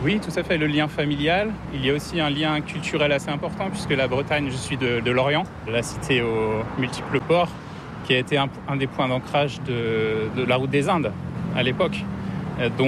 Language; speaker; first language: French; native; French